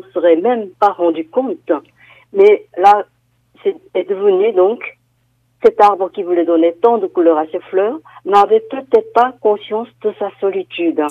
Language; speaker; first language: French; non-native, fluent; Korean